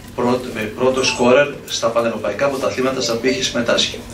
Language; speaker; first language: Greek; native; Greek